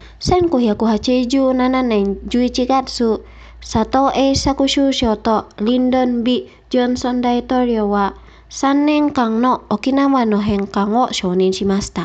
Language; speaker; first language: Japanese; non-native, fluent; Indonesian